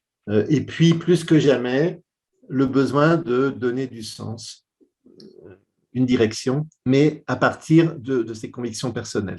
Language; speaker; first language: French; native; French